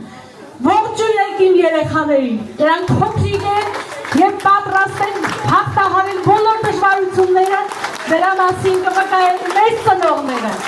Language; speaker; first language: Armenian; early bilingual, heritage; Armenian